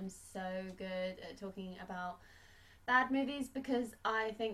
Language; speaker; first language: English; native; English